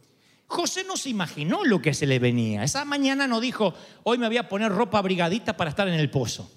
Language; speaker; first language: Spanish; native; Spanish